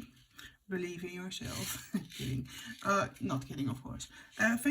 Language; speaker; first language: English; non-native, fluent; Dutch